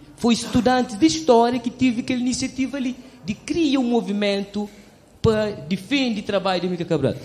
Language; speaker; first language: Portuguese; non-native, local second language; Kabuverdianu